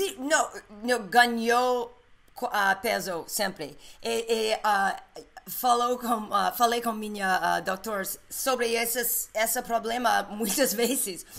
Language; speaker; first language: Portuguese; non-native, learner; English